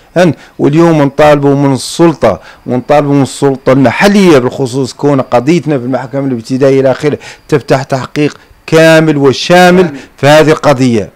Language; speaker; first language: Arabic; native; Arabic